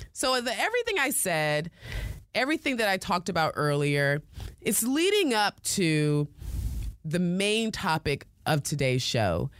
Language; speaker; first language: English; native; English